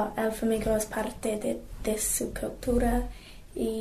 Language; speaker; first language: Spanish; non-native, learner; English